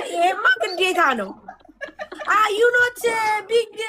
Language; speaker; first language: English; non-native, learner; Amharic